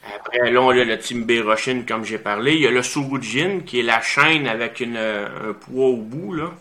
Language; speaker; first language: French; native; French